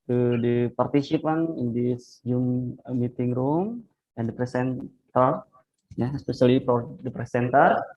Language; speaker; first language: English; non-native, fluent; Indonesian